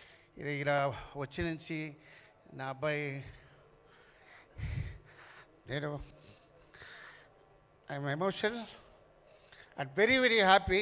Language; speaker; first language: Telugu; non-native, fluent; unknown